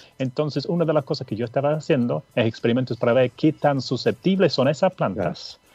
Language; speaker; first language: Spanish; non-native, fluent; English